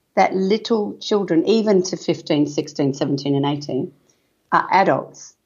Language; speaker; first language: English; native; English